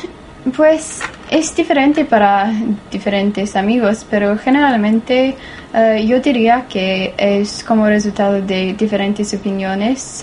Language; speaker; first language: Spanish; non-native, learner; English